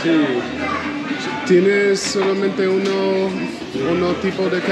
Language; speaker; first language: Spanish; non-native, learner; English